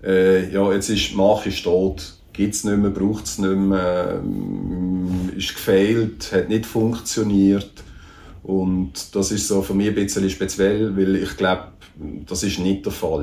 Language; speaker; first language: German; native; German